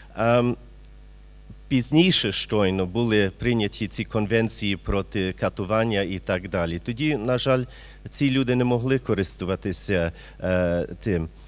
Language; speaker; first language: Ukrainian; early bilingual, heritage; Ukrainian